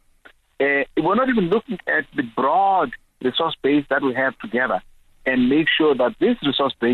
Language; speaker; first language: English; non-native, local second language; Xhosa